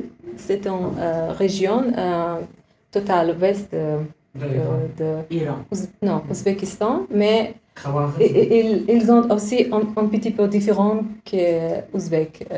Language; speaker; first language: French; non-native, learner; Uzbek